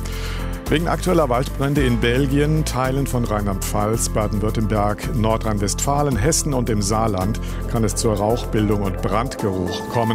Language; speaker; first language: German; native; German